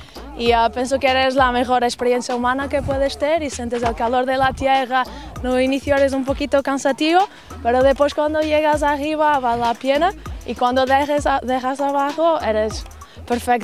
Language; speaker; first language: Spanish; non-native, learner; Portuguese